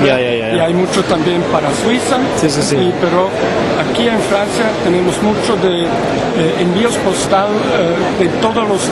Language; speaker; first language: Spanish; non-native, learner; French